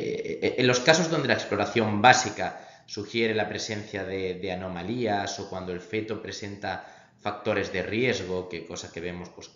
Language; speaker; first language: Spanish; native; Spanish